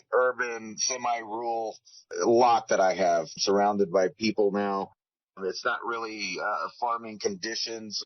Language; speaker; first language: English; native; English